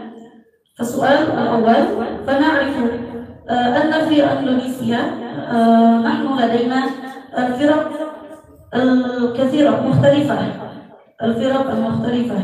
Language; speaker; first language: Arabic; non-native, fluent; Indonesian